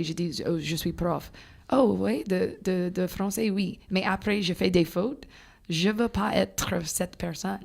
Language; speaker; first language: French; non-native, fluent; English